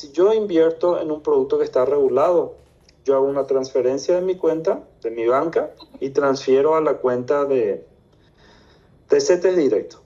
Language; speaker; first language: Spanish; native; Spanish